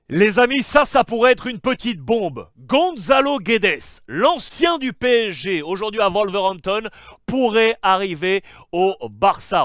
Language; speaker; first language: French; native; French